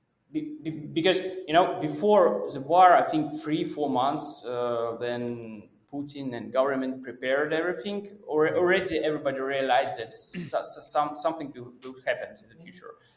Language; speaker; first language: English; non-native, fluent; Russian